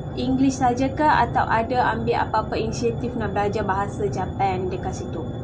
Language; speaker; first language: Malay; non-native, local second language; Tamil